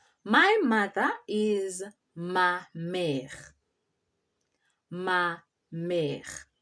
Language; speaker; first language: French; non-native, fluent; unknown